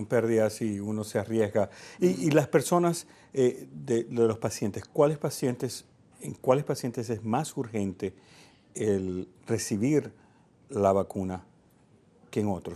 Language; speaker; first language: Spanish; native; Spanish